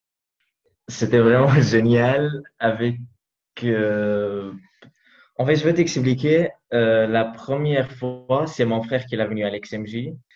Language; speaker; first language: French; non-native, learner; Arabic